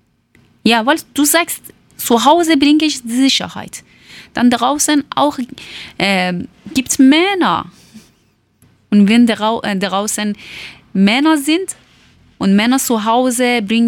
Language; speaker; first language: German; non-native, learner; Persian